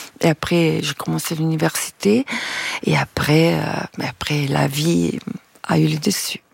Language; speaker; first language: French; non-native, fluent; Italian